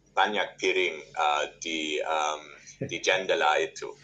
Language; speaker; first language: Indonesian; non-native, learner; English